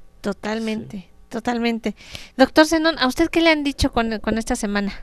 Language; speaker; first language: Spanish; native; Spanish